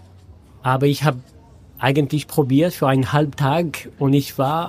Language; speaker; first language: German; non-native, fluent; French